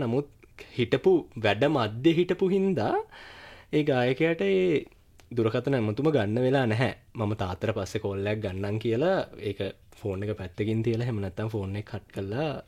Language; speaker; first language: Sinhala; native; Sinhala